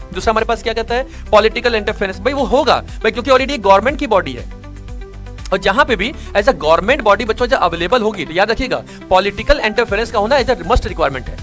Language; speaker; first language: Hindi; native; Hindi